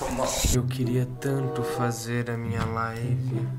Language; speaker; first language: Portuguese; native; Portuguese